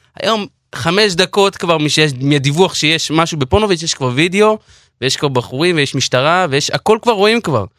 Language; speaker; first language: Hebrew; non-native, local second language; Yiddish